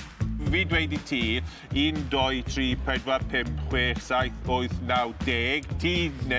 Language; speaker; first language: Welsh; non-native, learner; English